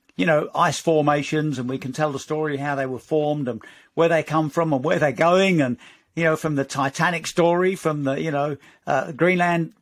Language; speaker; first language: English; native; English